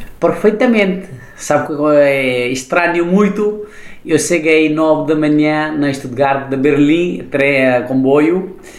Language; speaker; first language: Portuguese; non-native, fluent; Nepali